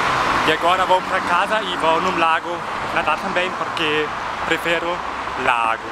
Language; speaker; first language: Portuguese; non-native, fluent; German